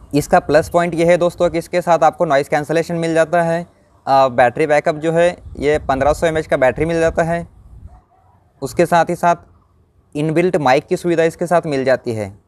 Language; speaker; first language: Hindi; non-native, local second language; Marathi